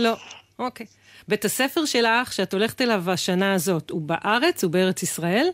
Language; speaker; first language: Hebrew; native; Hebrew